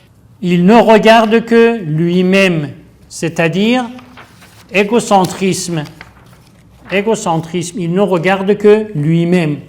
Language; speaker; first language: French; non-native, fluent; Persian